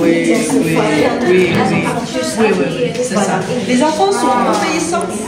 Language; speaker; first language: French; non-native, fluent; Chinese